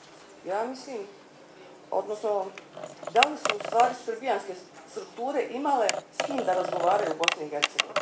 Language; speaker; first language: Bosnian; native; Bosnian